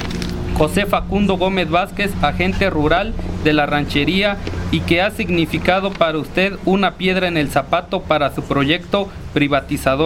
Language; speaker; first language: Spanish; native; Spanish